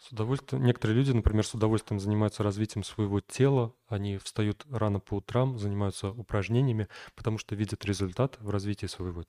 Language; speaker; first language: Russian; native; Russian